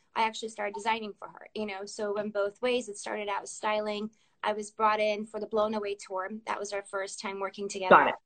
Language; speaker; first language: English; early bilingual, other home language; Russian